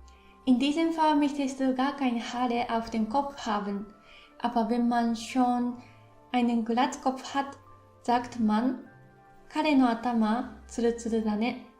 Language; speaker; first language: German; non-native, fluent; Japanese